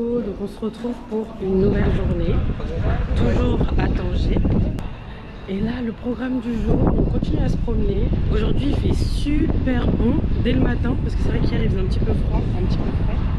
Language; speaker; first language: French; native; French